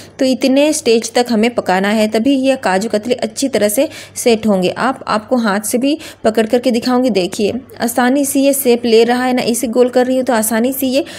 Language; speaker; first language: Hindi; native; Hindi